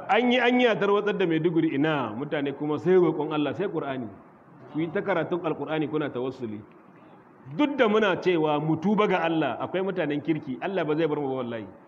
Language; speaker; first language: Hausa; non-native, local second language; Kanuri